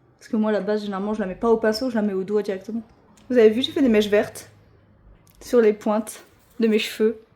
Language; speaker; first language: French; native; French